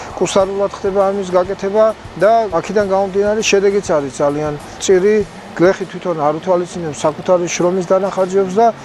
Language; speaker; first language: Georgian; native; Georgian